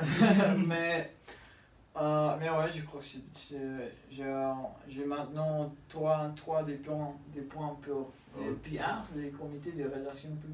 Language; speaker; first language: French; non-native, learner; Spanish